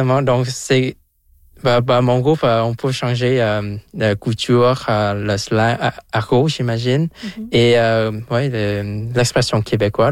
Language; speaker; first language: French; non-native, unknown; Vietnamese